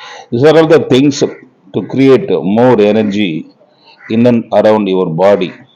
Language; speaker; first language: English; non-native, local second language; Tamil